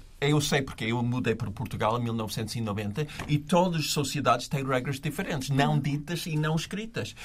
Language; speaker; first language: Portuguese; non-native, fluent; English